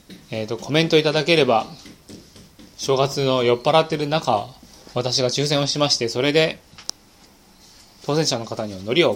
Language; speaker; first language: Japanese; native; Japanese